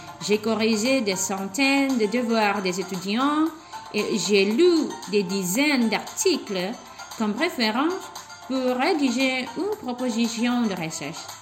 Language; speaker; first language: French; non-native, fluent; Indonesian